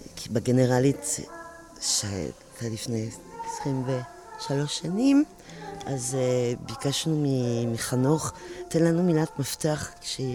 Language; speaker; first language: Hebrew; non-native, fluent; French